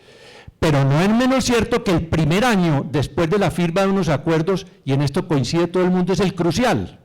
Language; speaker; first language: Spanish; native; Spanish